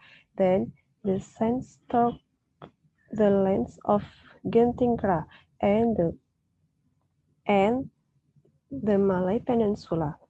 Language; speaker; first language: English; non-native, learner; Indonesian